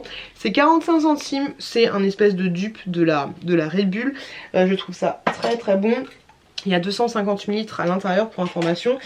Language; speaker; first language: French; native; French